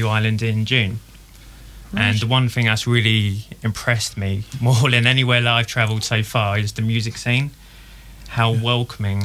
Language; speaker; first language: English; native; English